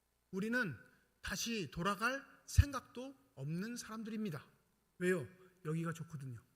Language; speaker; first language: Korean; native; Korean